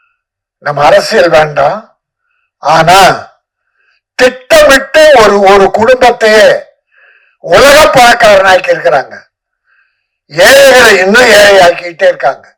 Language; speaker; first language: Tamil; native; Tamil